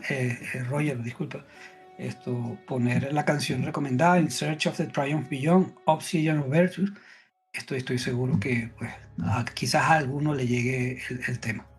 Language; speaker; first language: Spanish; native; Spanish